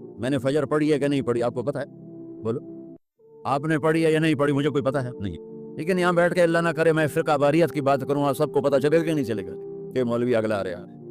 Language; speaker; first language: Urdu; non-native, local second language; Punjabi